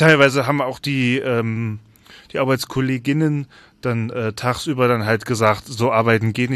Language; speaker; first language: German; native; German